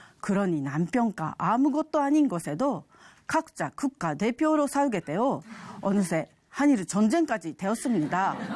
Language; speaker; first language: Korean; non-native, fluent; Japanese